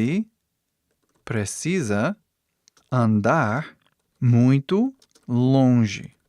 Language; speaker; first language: Portuguese; non-native, fluent; English